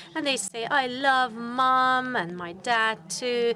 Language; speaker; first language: English; non-native, fluent; Hungarian